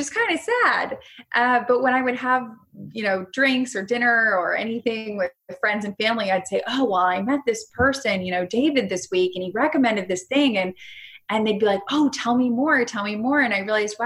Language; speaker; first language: English; native; English